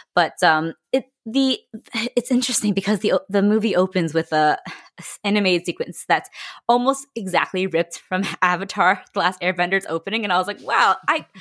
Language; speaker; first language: English; early bilingual, other home language; Vietnamese